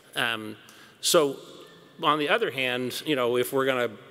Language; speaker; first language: English; native; English